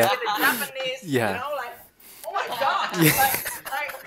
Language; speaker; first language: English; non-native, learner; Indonesian